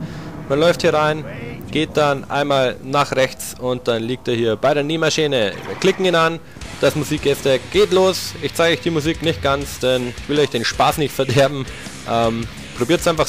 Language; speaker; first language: German; native; German